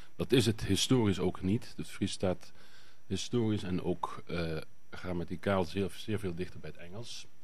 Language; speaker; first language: Dutch; native; Dutch